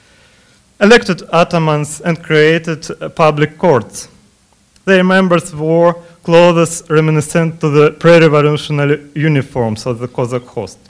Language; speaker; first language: English; non-native, fluent; Russian